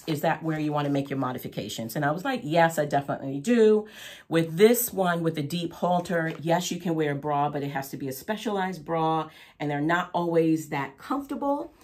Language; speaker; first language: English; native; English